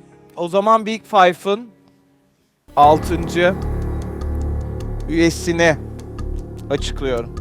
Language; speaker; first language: Turkish; native; Turkish